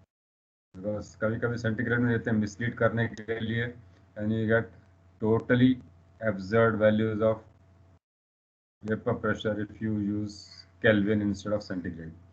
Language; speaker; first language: English; non-native, local second language; Hindi